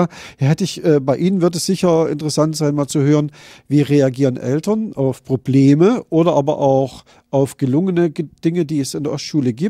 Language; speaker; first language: German; native; German